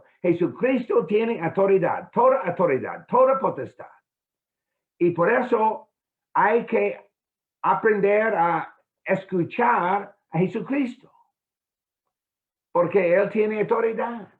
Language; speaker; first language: Spanish; non-native, fluent; English